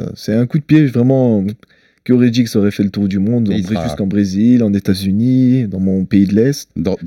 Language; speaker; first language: French; early bilingual, other home language; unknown